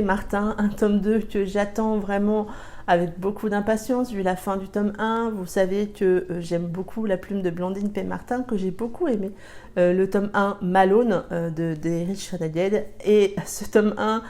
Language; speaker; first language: French; native; French